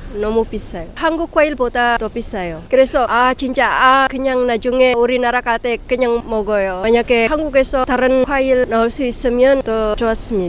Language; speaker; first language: Korean; non-native, learner; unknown